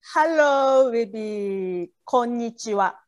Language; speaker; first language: English; non-native, learner; Japanese